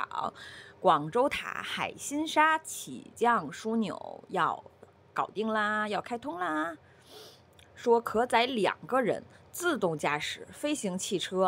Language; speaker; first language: Chinese; native; Chinese